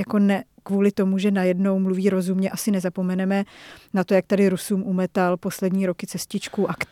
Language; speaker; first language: Czech; native; Czech